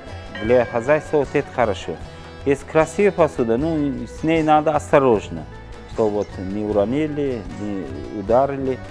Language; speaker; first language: Russian; non-native, learner; Uzbek